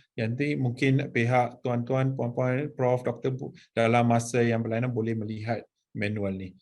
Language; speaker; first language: Malay; native; Malay